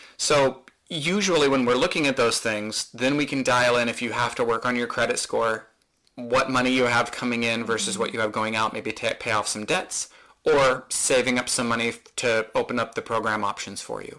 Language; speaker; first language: English; native; English